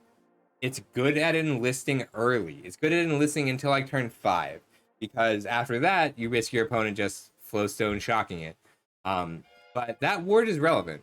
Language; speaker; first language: English; native; English